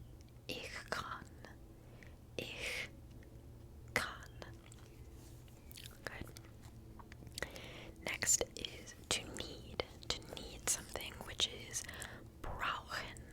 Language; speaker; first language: German; non-native, learner; English